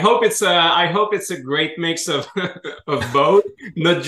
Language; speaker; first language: English; non-native, fluent; French